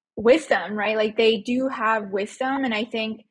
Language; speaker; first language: English; early bilingual, other home language; Spanish